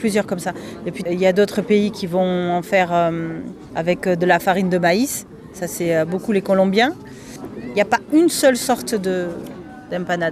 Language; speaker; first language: French; early bilingual, other home language; Spanish